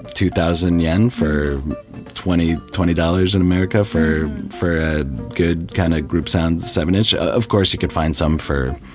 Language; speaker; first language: English; native; English